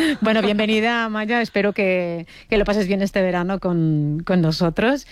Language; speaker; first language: Spanish; native; Spanish